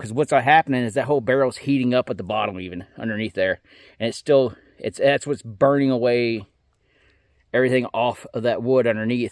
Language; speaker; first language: English; native; English